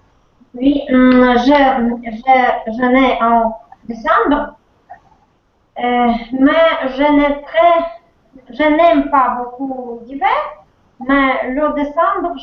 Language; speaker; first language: French; non-native, learner; Russian